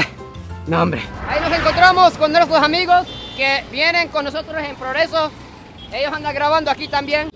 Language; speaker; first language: Spanish; non-native, fluent; Japanese